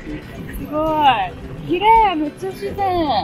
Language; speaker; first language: Japanese; non-native, fluent; Italian